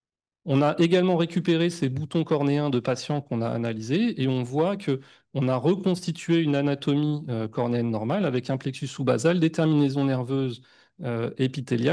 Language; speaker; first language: French; native; French